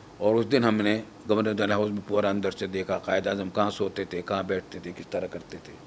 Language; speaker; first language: Urdu; native; Urdu